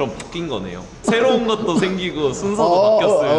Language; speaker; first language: Korean; native; Korean